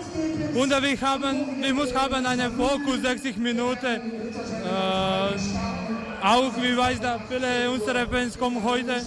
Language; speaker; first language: German; non-native, learner; Croatian